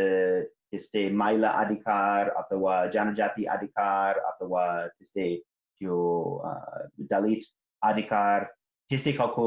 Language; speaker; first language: Nepali; non-native, fluent; English